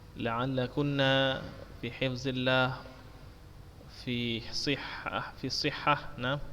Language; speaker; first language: Arabic; non-native, fluent; Indonesian